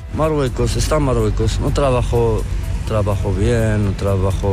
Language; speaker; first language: Spanish; non-native, learner; Arabic